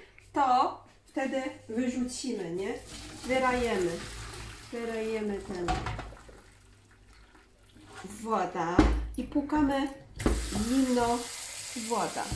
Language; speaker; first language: Polish; non-native, learner; Chinese